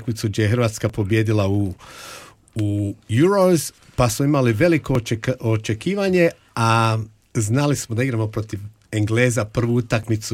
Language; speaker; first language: Croatian; non-native, fluent; English